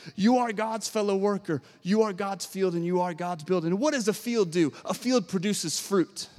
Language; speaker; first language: English; native; English